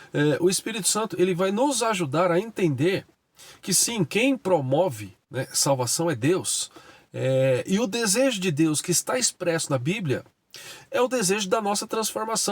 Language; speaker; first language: Portuguese; native; Portuguese